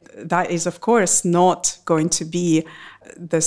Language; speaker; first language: English; non-native, fluent; Russian